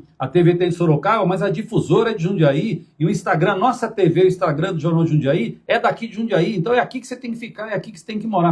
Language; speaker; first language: Portuguese; native; Portuguese